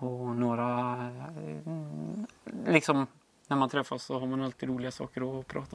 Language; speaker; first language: Swedish; native; Swedish